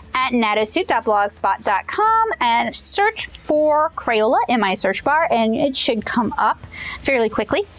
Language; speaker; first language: English; native; English